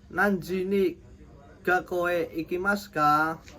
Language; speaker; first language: Japanese; non-native, learner; Indonesian